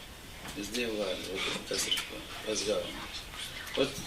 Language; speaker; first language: Latvian; non-native, local second language; Russian